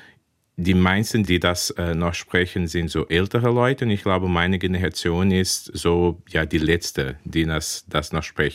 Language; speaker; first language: German; early bilingual, heritage; German